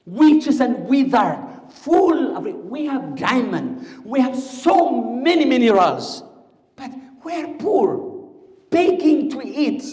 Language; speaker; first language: English; non-native, local second language; Amharic